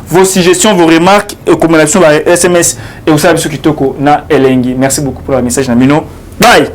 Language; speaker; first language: French; non-native, local second language; Lingala